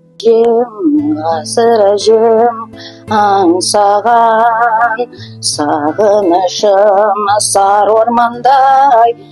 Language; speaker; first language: Kazakh; non-native, local second language; Tatar